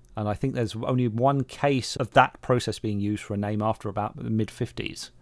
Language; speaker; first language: English; native; English